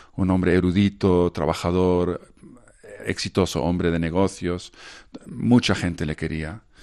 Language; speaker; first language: Spanish; non-native, fluent; Dutch